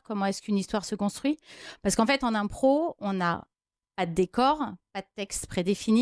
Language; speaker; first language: French; native; French